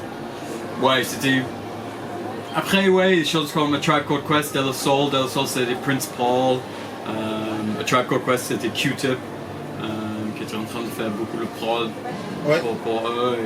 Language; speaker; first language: French; non-native, fluent; English